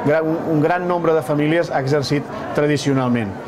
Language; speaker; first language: Catalan; native; Catalan